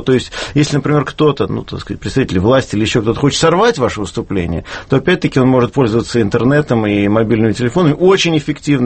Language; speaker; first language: Russian; native; Russian